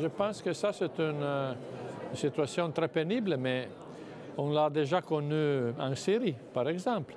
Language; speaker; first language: French; non-native, fluent; Italian